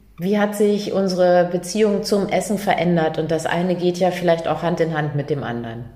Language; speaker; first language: German; native; German